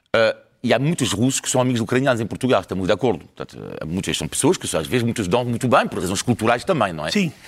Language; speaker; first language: Portuguese; non-native, fluent; French